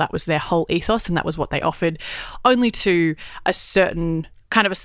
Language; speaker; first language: English; native; English